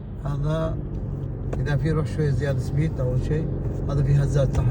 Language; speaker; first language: Arabic; non-native, learner; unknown